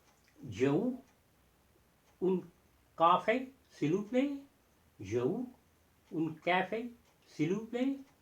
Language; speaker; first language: French; non-native, learner; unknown